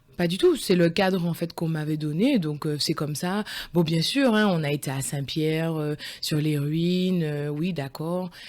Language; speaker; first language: French; early bilingual, other home language; Guadeloupean Creole French